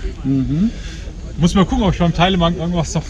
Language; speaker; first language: German; native; German